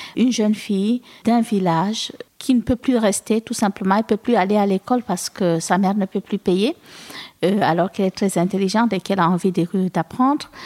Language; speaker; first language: French; non-native, local second language; Fula